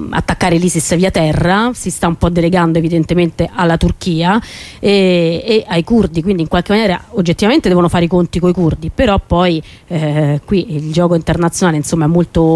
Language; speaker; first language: Italian; native; Italian